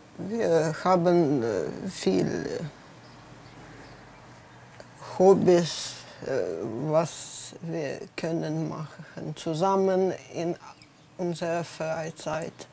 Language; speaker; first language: German; non-native, learner; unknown